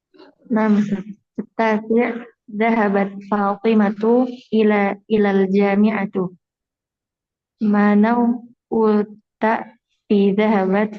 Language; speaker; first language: Arabic; non-native, learner; Indonesian